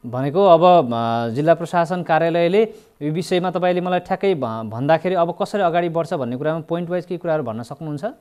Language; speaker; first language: Nepali; native; Nepali